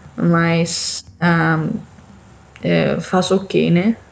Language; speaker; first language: Portuguese; non-native, fluent; Arabic